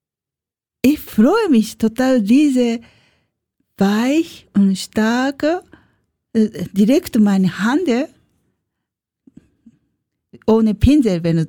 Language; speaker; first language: German; non-native, learner; Japanese